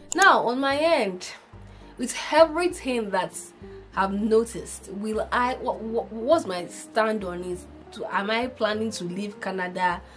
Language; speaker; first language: English; non-native, local second language; Igbo